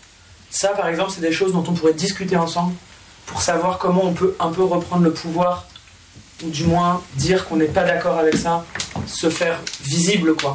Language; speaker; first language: French; native; French